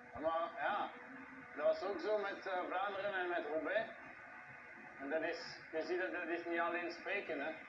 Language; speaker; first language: Dutch; non-native, local second language; French